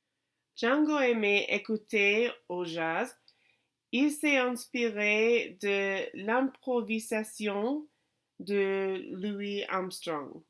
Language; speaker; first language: French; non-native, learner; English